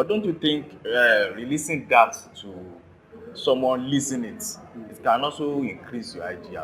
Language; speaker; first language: English; non-native, local second language; Yoruba